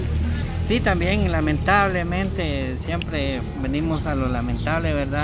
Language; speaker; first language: Spanish; native; Spanish